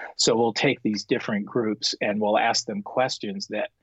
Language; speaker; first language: English; native; English